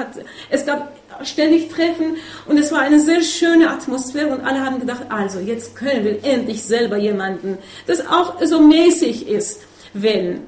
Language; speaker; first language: German; non-native, fluent; Persian